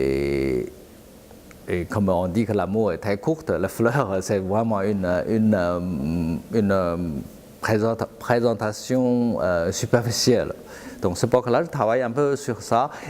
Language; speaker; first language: French; non-native, fluent; Chinese